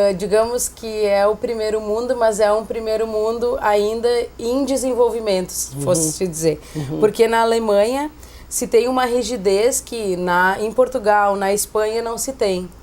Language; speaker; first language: Portuguese; native; Portuguese